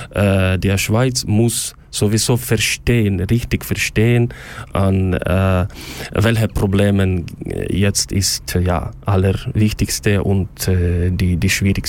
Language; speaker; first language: German; non-native, learner; Ukrainian